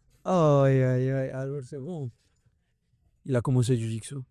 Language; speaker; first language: French; non-native, fluent; Spanish